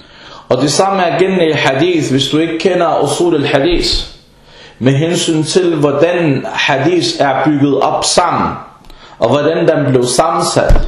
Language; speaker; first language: Danish; early bilingual, other home language; Arabic